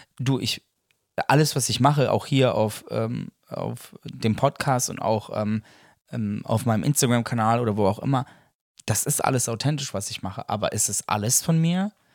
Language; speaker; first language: German; early bilingual, other home language; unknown